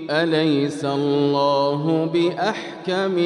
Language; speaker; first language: Arabic; native; Arabic